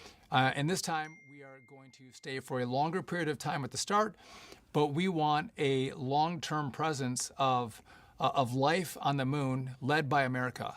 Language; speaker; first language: English; native; English